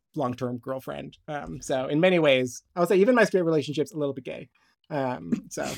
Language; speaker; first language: English; early bilingual, other home language; Romanian